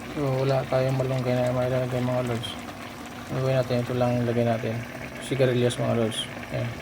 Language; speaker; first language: Filipino; non-native, local second language; Cebuano